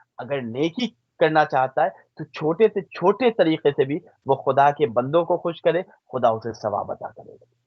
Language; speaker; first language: Urdu; native; Urdu